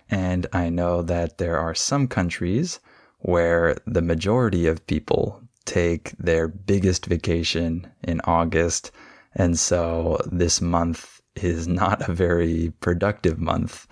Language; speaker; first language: English; native; English